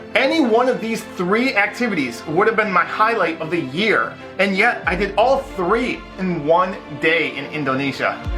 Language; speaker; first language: English; native; English